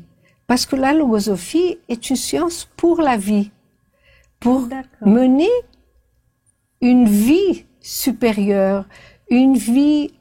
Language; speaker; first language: French; non-native, fluent; Portuguese